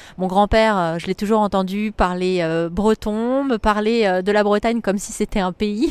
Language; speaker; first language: French; native; French